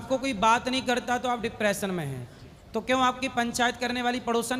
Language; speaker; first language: Hindi; native; Hindi